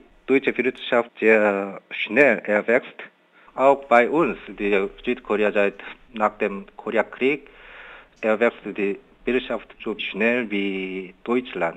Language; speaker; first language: German; non-native, fluent; Korean